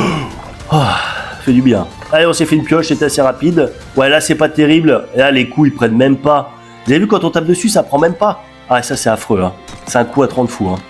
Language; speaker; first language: French; native; French